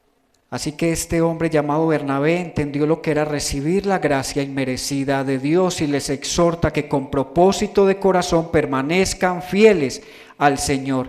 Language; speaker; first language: Spanish; native; Spanish